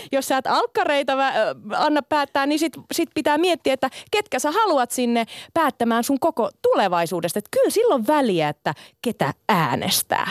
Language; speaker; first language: Finnish; early bilingual, other home language; Sinhala